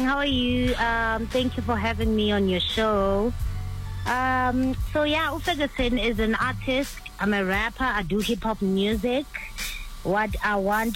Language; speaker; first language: English; non-native, local second language; Zulu